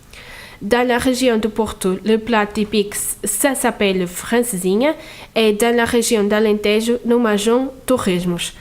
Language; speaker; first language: French; non-native, fluent; Portuguese